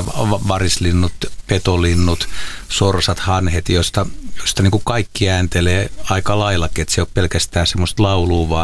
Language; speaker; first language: Finnish; native; Finnish